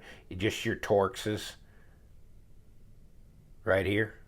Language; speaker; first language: English; native; English